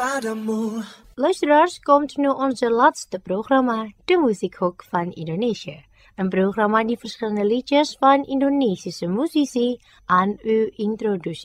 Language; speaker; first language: Dutch; non-native, learner; Indonesian